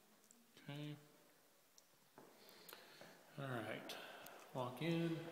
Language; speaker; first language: English; native; English